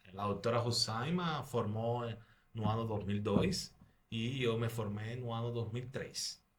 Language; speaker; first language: Portuguese; non-native, fluent; Spanish